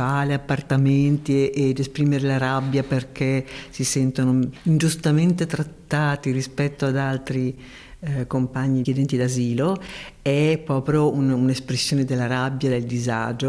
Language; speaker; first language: Italian; native; Italian